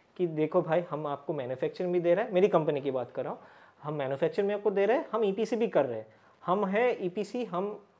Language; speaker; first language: Hindi; native; Hindi